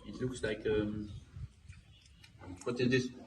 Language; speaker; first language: English; non-native, learner; Dutch